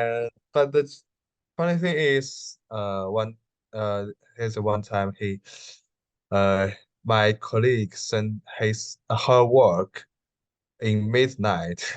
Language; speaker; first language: English; non-native, learner; Chinese